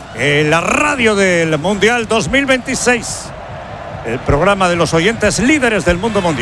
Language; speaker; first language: Spanish; native; Spanish